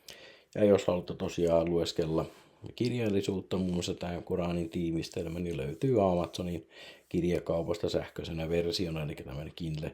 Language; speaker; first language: Finnish; native; Finnish